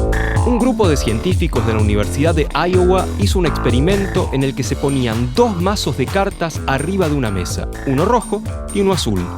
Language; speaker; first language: Spanish; native; Spanish